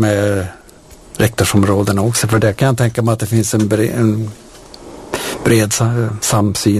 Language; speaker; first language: Swedish; native; Swedish